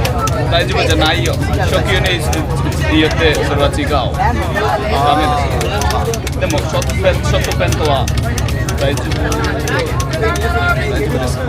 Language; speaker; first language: Japanese; non-native, learner; Bangla